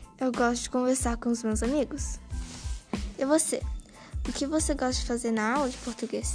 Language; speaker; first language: Portuguese; early bilingual, heritage; Portuguese